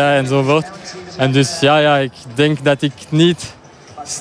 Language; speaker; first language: Dutch; non-native, local second language; French